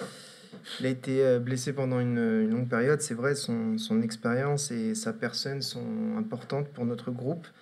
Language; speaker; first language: French; native; French